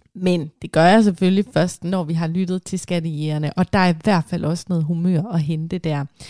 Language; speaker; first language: Danish; native; Danish